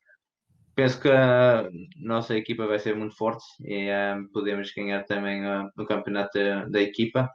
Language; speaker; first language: Portuguese; early bilingual, heritage; Portuguese